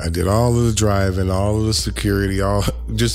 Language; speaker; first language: English; native; English